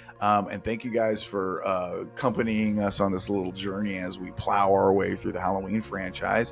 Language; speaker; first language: English; native; English